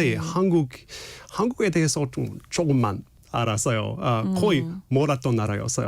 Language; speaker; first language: Korean; non-native, fluent; English